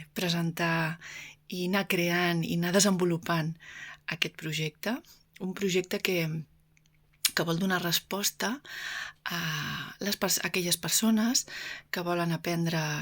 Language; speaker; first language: Catalan; native; Catalan